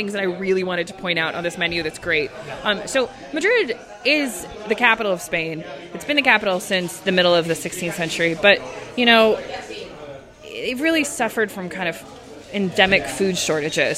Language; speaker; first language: English; native; English